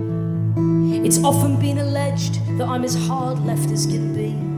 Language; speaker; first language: English; native; English